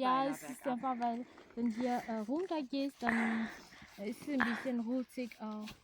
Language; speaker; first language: German; non-native, learner; Malayalam